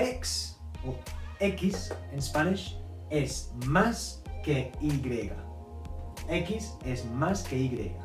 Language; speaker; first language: Spanish; non-native, fluent; English